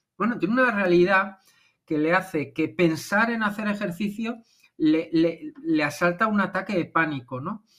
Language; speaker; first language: Spanish; native; Spanish